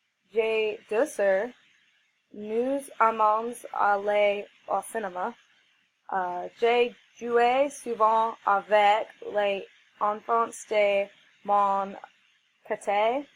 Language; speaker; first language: French; non-native, learner; English